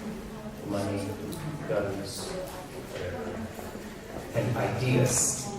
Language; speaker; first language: English; native; English